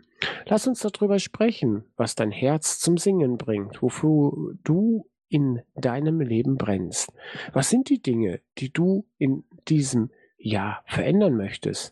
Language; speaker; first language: German; native; German